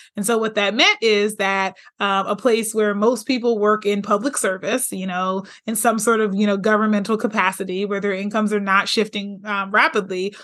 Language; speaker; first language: English; native; English